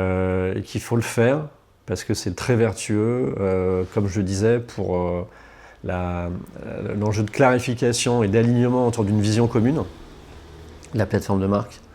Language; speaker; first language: French; native; French